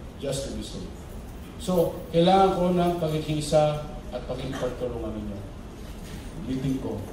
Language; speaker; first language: Filipino; native; Filipino